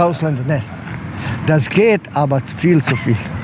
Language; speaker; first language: German; non-native, learner; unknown